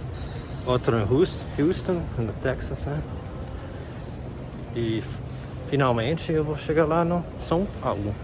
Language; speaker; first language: Portuguese; non-native, fluent; English